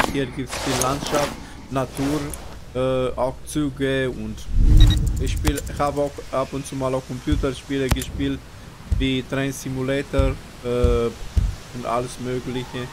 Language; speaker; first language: German; non-native, fluent; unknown